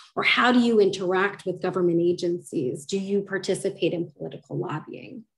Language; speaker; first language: English; native; English